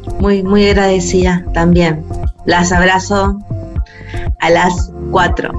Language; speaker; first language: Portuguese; non-native, learner; Spanish